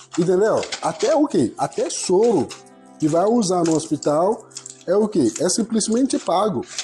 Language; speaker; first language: Portuguese; non-native, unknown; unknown